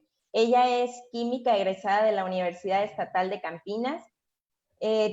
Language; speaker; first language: Spanish; native; Spanish